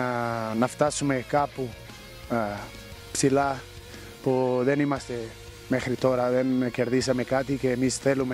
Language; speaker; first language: Greek; non-native, fluent; Portuguese